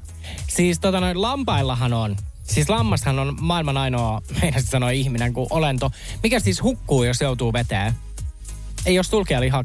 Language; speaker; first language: Finnish; native; Finnish